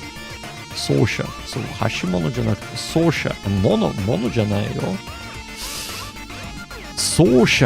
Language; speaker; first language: Japanese; non-native, learner; English